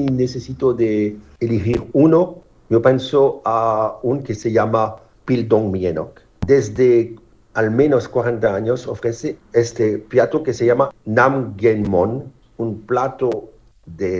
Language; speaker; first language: Spanish; non-native, learner; French